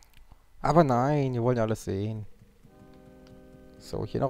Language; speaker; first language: German; native; German